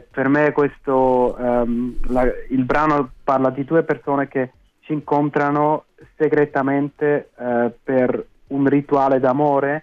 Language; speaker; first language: Italian; non-native, fluent; German